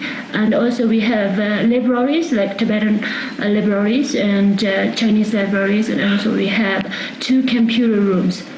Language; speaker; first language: English; non-native, fluent; Tibetan